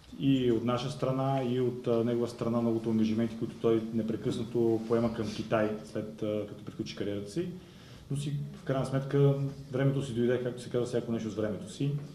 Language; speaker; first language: Bulgarian; native; Bulgarian